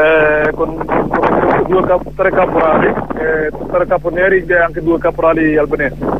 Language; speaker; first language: Italian; non-native, learner; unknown